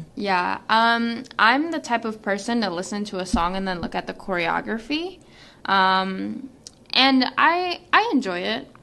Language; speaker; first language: English; native; English